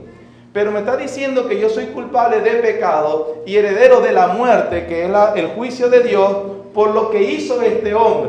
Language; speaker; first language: Spanish; native; Spanish